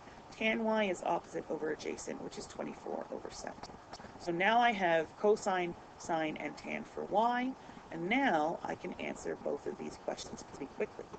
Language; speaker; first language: English; native; English